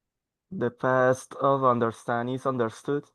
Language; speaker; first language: English; non-native, learner; Spanish